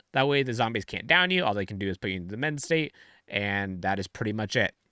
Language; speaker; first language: English; native; English